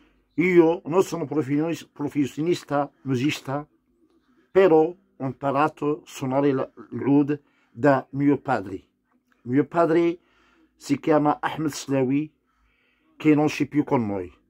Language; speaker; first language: Italian; non-native, learner; Arabic